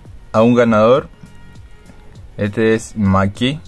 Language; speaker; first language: Spanish; native; Spanish